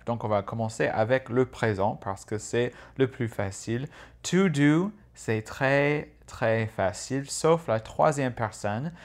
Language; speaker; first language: French; non-native, fluent; English